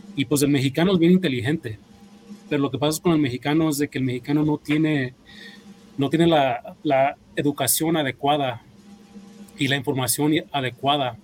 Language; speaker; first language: Spanish; early bilingual, heritage; Spanish